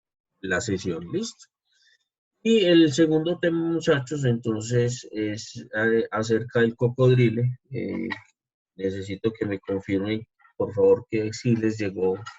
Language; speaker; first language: Spanish; native; Spanish